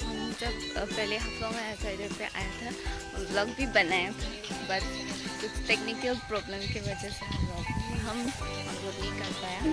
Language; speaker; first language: Hindi; non-native, local second language; Assamese